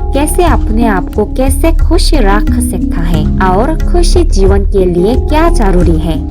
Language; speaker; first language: Hindi; non-native, fluent; Korean